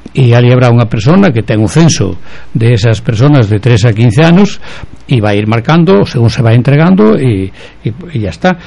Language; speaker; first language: Galician; native; Galician